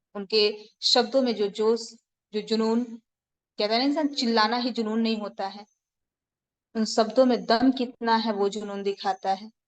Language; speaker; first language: Hindi; native; Hindi